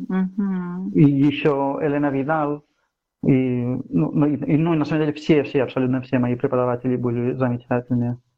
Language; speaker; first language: Russian; non-native, fluent; Catalan